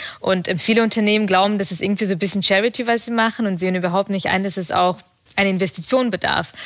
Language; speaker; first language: German; early bilingual, other home language; Russian